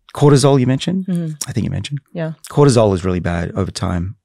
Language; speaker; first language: English; native; English